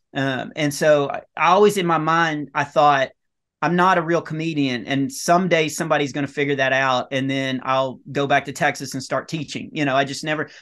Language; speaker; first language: English; native; English